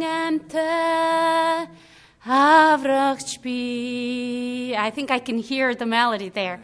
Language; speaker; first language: English; non-native, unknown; Mongolian